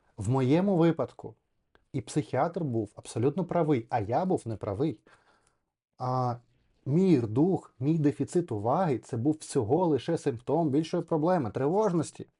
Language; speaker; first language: Ukrainian; non-native, local second language; Russian